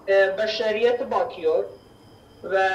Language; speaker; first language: Turkish; non-native, learner; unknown